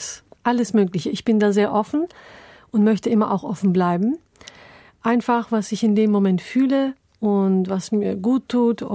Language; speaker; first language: German; early bilingual, other home language; Turkish